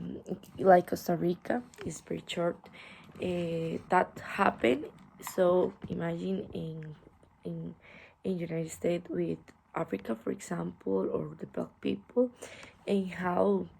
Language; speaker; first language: English; non-native, learner; Spanish